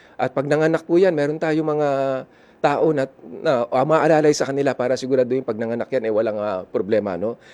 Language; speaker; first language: Filipino; non-native, local second language; Iloko